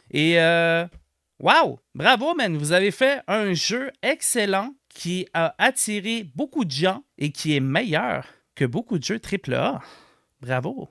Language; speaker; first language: French; native; French